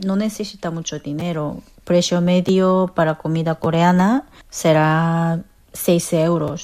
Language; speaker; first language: Spanish; non-native, learner; Korean